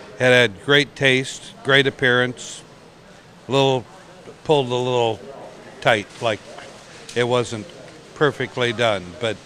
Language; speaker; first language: English; native; English